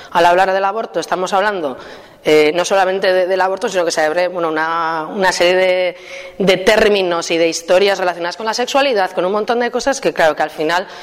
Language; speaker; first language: Spanish; native; Spanish